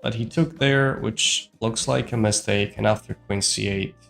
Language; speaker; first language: English; non-native, fluent; Georgian